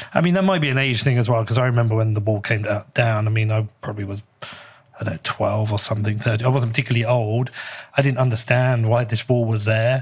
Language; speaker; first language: English; native; English